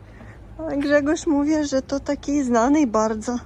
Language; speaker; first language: Polish; non-native, learner; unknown